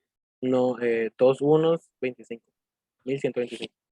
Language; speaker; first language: Spanish; native; Spanish